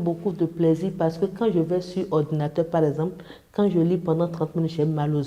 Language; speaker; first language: French; native; French